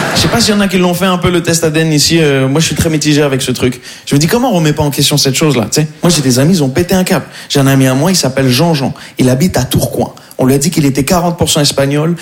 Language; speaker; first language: French; native; French